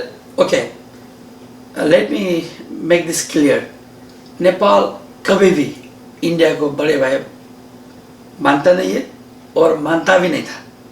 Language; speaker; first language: Hindi; non-native, learner; Nepali